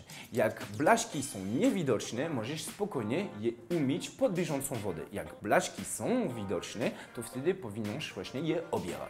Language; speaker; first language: Polish; non-native, fluent; French